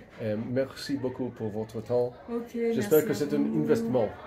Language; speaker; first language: French; non-native, learner; English